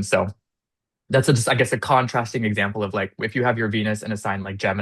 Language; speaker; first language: English; native; English